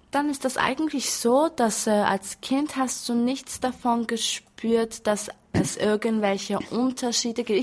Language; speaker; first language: German; early bilingual, other home language; Romany